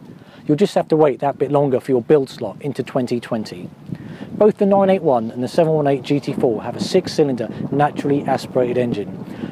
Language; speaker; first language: English; native; English